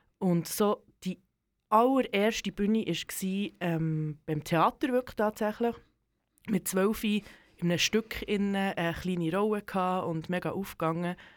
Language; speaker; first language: German; early bilingual, other home language; Serbian